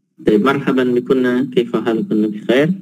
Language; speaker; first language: Arabic; non-native, learner; Indonesian